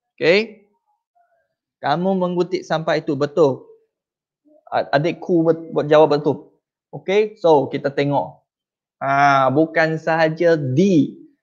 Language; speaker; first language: Malay; non-native, local second language; Chinese